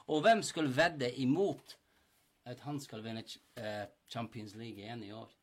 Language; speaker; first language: Norwegian; non-native, fluent; English